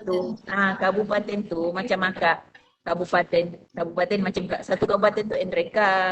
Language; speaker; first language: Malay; non-native, local second language; Buginese